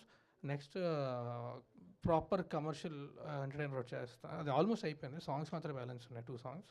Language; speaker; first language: Telugu; native; Telugu